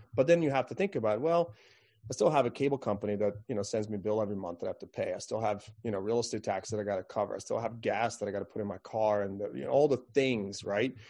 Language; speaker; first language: English; non-native, fluent; Croatian